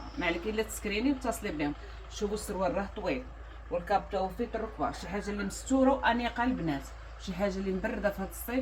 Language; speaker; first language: Arabic; native; Arabic